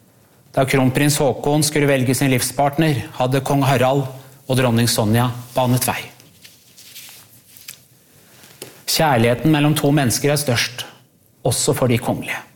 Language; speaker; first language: Norwegian; native; Norwegian